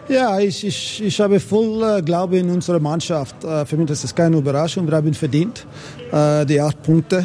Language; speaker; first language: German; non-native, fluent; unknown